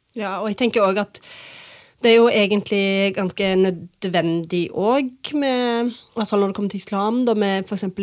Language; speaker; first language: Norwegian; early bilingual, other home language; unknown